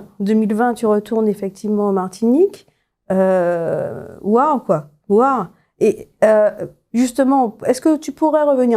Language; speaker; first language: French; native; French